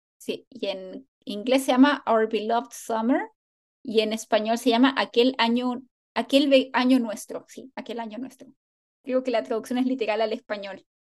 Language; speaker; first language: Spanish; native; Spanish